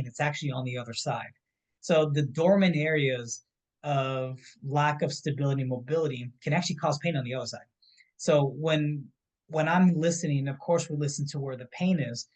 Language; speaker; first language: English; native; English